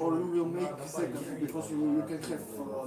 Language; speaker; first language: English; non-native, learner; Russian